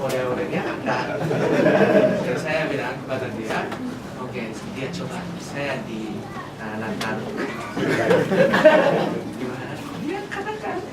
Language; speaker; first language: Indonesian; non-native, fluent; Japanese